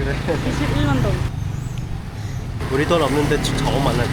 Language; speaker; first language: Korean; non-native, fluent; Vietnamese